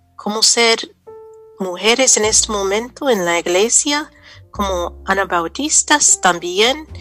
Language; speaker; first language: Spanish; non-native, fluent; English